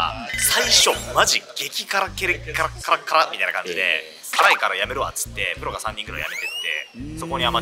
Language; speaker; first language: Japanese; native; Japanese